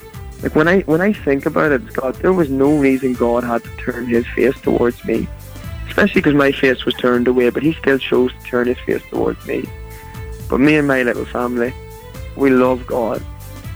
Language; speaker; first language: English; native; English